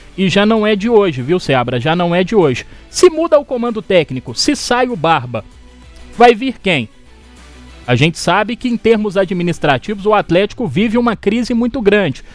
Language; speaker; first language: Portuguese; native; Portuguese